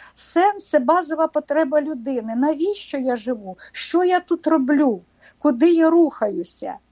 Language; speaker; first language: Ukrainian; non-native, local second language; Russian